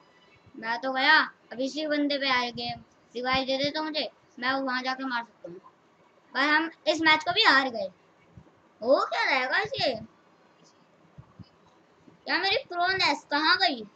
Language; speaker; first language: Hindi; native; Hindi